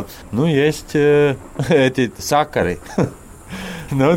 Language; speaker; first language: Russian; non-native, learner; Latvian